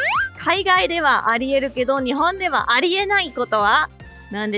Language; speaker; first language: Japanese; non-native, fluent; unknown